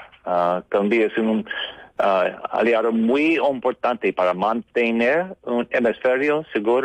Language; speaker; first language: Spanish; non-native, learner; English